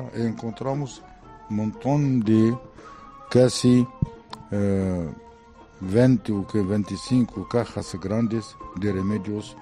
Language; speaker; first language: Spanish; non-native, fluent; Arabic